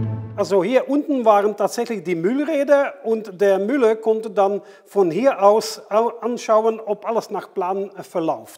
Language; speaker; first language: German; non-native, fluent; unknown